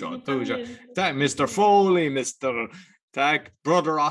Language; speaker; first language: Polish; non-native, learner; English